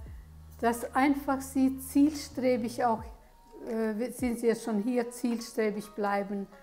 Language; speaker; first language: German; early bilingual, heritage; German